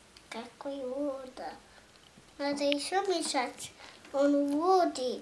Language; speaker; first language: Russian; early bilingual, heritage; Russian